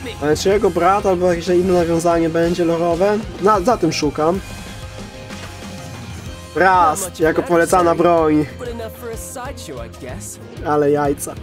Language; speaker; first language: Polish; native; Polish